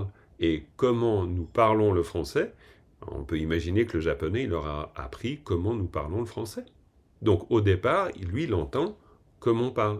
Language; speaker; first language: French; native; French